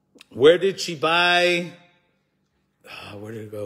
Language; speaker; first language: English; early bilingual, other home language; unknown